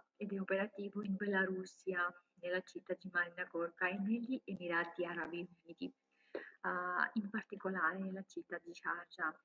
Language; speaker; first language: Italian; non-native, learner; Georgian